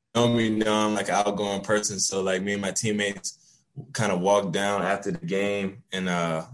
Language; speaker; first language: English; native; English